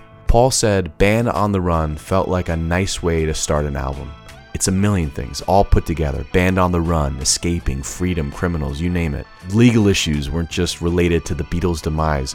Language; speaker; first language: English; native; English